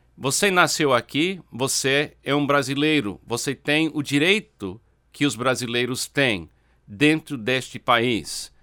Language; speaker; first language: Portuguese; non-native, fluent; English